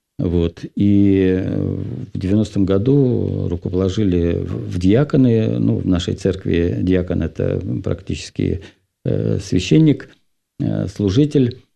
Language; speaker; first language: Russian; non-native, local second language; Finnish